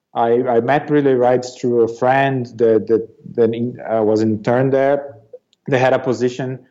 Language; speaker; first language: English; non-native, fluent; Portuguese